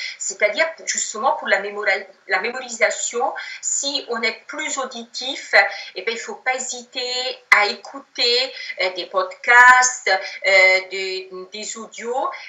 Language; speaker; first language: French; non-native, fluent; Italian